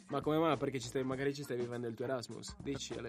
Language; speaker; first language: Italian; native; Italian